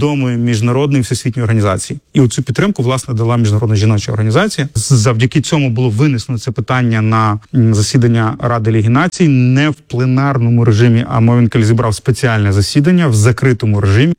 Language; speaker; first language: Ukrainian; native; Ukrainian